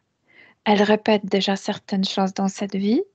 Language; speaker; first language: French; non-native, fluent; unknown